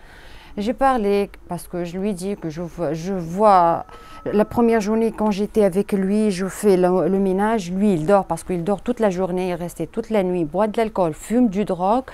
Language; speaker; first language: French; non-native, learner; Arabic